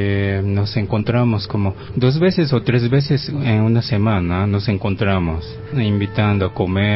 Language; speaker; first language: Spanish; non-native, fluent; Japanese